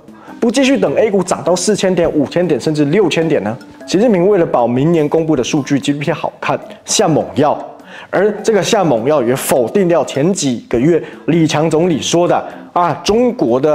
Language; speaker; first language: Chinese; native; Chinese